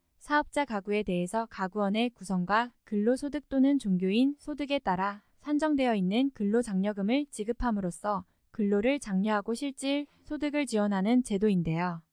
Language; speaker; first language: Korean; native; Korean